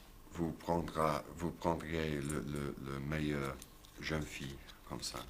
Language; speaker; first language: French; non-native, learner; English